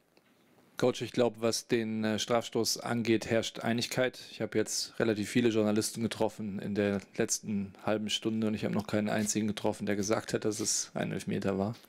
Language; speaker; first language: German; native; German